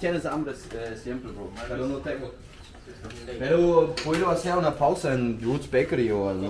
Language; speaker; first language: Spanish; non-native, learner; German